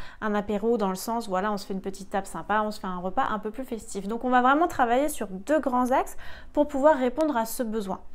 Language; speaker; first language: French; native; French